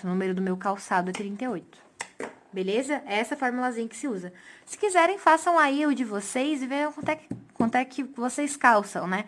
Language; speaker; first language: Portuguese; native; Portuguese